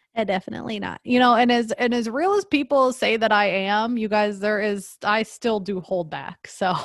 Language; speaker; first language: English; early bilingual, other home language; Spanish